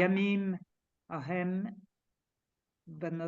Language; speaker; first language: Hebrew; non-native, learner; French